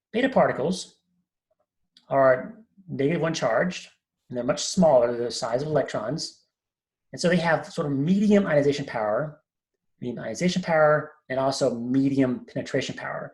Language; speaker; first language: English; native; English